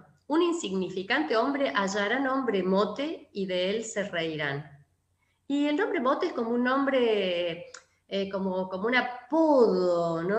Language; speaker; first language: Spanish; native; Spanish